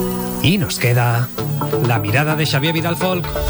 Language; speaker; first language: Spanish; native; Spanish